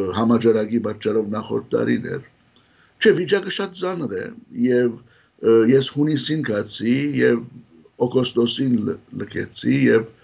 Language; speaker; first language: Armenian; early bilingual, heritage; Armenian